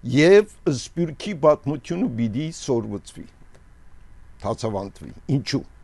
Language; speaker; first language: Armenian; early bilingual, heritage; Armenian